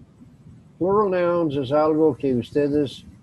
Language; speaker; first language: Spanish; non-native, fluent; English